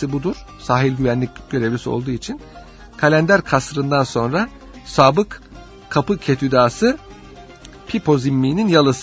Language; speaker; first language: Turkish; native; Turkish